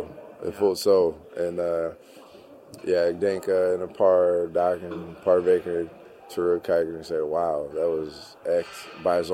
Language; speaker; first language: Dutch; non-native, learner; English